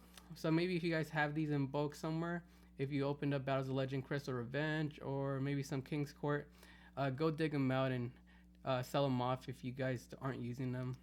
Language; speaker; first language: English; native; English